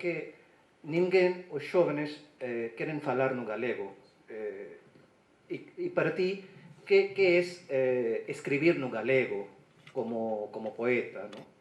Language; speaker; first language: Galician; non-native, learner; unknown